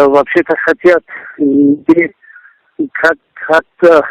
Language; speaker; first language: Russian; non-native, local second language; Tajik